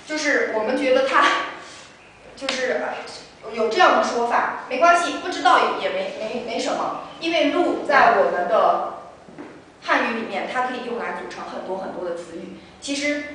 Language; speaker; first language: Chinese; native; Chinese